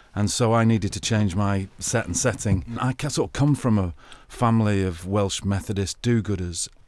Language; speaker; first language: English; native; English